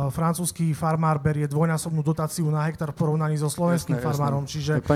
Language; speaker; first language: Slovak; native; Slovak